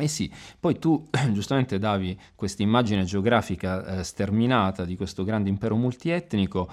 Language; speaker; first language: Italian; native; Italian